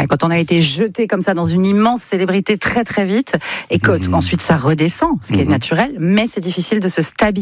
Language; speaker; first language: French; native; French